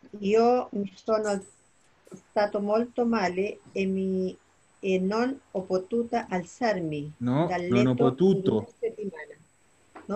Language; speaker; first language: Italian; non-native, learner; Spanish